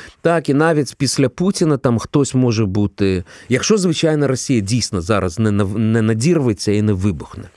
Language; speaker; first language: Ukrainian; non-native, local second language; Russian